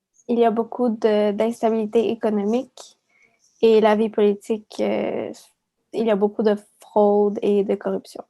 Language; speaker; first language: French; early bilingual, other home language; Spanish